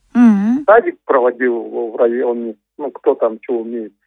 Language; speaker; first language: Russian; native; Russian